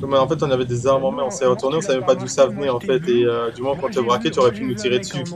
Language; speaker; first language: French; native; French